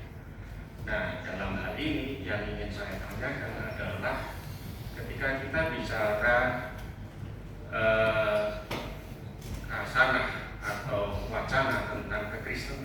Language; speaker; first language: Indonesian; native; Indonesian